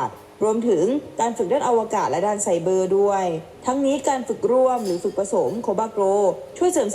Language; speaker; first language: Thai; native; Thai